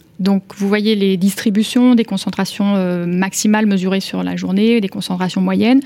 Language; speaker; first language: French; native; French